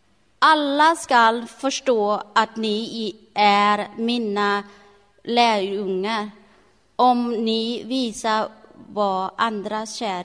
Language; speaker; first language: Swedish; non-native, learner; Thai